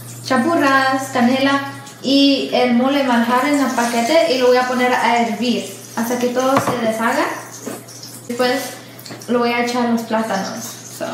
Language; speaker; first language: Spanish; early bilingual, heritage; Spanish